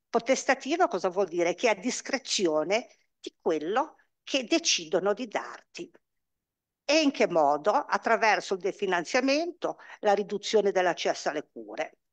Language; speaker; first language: Italian; native; Italian